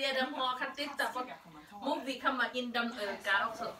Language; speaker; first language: Swedish; non-native, learner; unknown